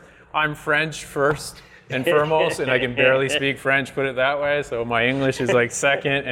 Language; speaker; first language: English; non-native, fluent; French